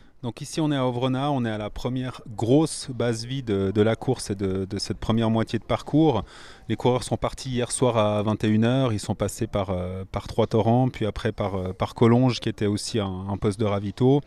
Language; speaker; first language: French; native; French